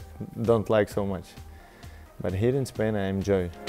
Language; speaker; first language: English; non-native, learner; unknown